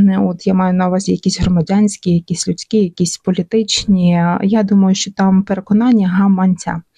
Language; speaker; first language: Ukrainian; non-native, local second language; Russian